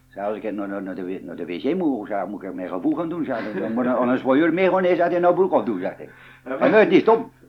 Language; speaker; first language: Dutch; native; Dutch